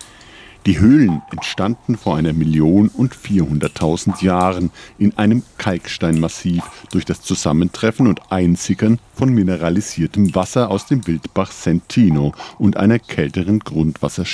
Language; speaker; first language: German; native; German